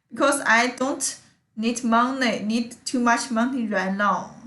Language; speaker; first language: English; non-native, learner; Chinese